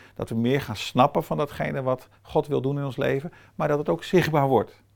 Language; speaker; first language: Dutch; non-native, fluent; Portuguese